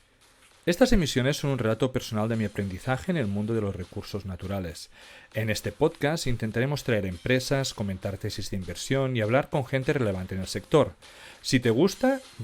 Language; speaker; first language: Spanish; native; Spanish